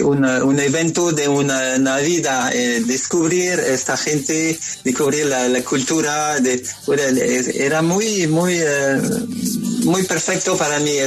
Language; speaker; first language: Spanish; non-native, learner; French